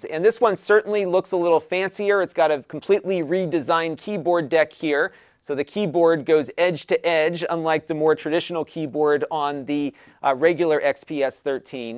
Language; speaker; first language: English; native; English